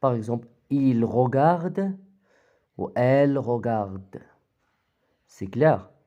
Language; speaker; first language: French; non-native, local second language; Arabic